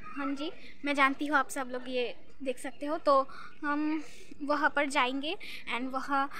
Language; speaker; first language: Hindi; non-native, learner; Bangla